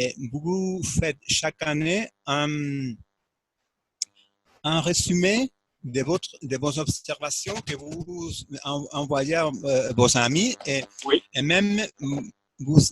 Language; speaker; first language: French; non-native, fluent; Spanish